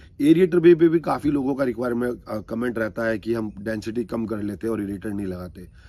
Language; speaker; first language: Hindi; native; Hindi